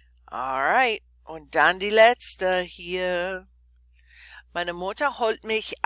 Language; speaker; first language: German; non-native, fluent; English